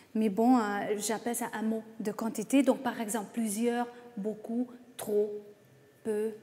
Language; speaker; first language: French; non-native, fluent; Hungarian